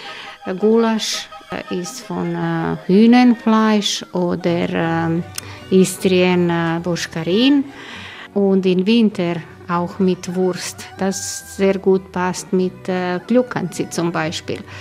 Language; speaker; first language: German; non-native, learner; Croatian